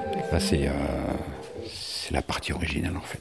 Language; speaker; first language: French; native; French